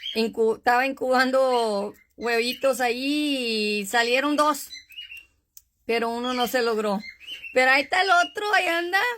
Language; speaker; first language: Spanish; early bilingual, heritage; Spanish